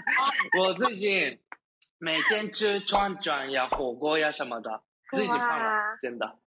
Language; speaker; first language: Chinese; non-native, learner; Japanese